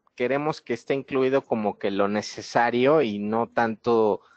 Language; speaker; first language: Spanish; native; Spanish